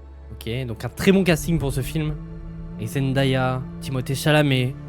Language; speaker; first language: French; native; French